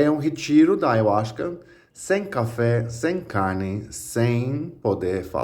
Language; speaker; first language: Portuguese; non-native, fluent; English